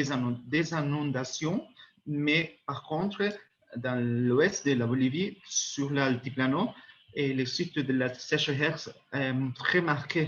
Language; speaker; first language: French; non-native, learner; Spanish